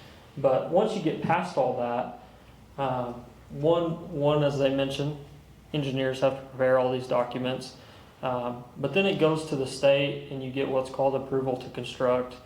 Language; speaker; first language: English; native; English